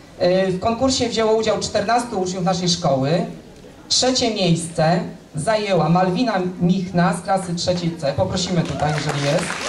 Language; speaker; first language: Polish; native; Polish